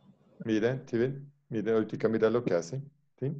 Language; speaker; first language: Spanish; native; Spanish